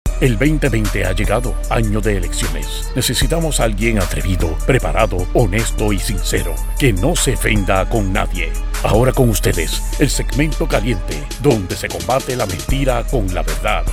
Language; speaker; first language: Spanish; native; Spanish